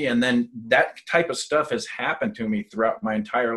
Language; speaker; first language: English; native; English